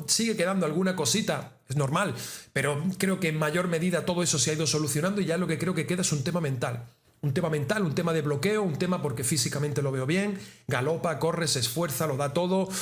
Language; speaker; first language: Spanish; native; Spanish